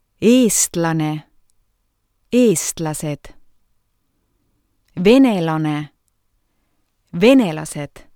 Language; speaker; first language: Estonian; native; Estonian